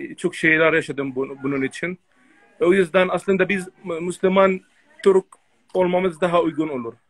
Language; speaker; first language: Turkish; non-native, fluent; Arabic